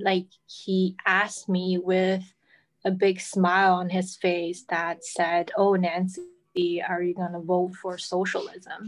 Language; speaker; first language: English; non-native, fluent; Chinese